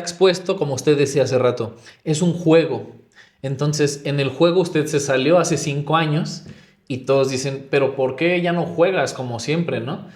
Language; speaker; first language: Spanish; native; Spanish